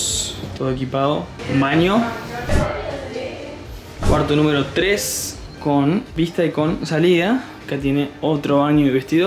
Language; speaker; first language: Spanish; native; Spanish